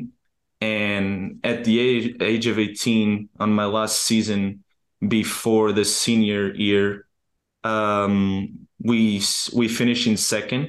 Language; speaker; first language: English; non-native, fluent; Portuguese